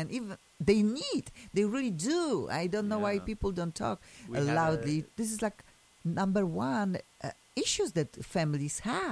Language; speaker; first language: English; non-native, fluent; Polish